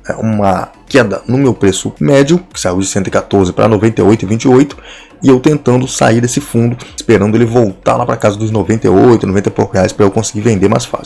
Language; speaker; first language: Portuguese; native; Portuguese